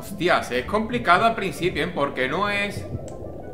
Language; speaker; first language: Spanish; native; Spanish